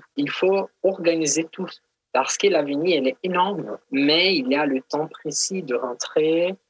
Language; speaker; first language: French; non-native, fluent; Portuguese